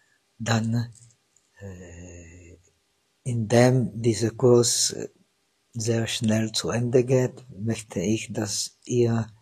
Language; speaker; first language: German; non-native, fluent; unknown